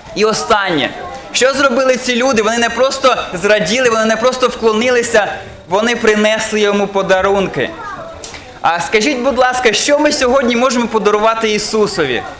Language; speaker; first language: Ukrainian; non-native, local second language; Russian